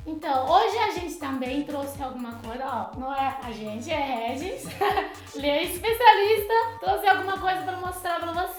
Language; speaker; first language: Portuguese; non-native, fluent; Chinese